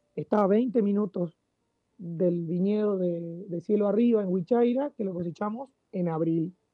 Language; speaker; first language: Spanish; native; Spanish